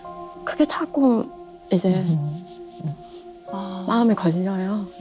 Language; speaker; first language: Korean; native; Korean